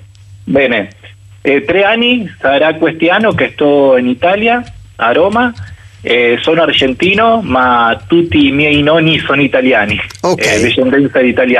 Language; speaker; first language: Italian; non-native, fluent; Spanish